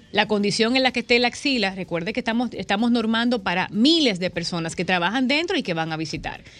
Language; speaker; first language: Spanish; native; Spanish